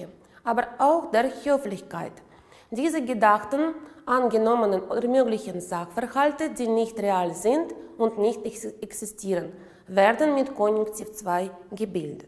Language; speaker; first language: German; non-native, fluent; Uzbek